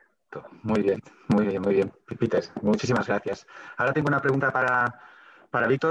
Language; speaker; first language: Spanish; native; Spanish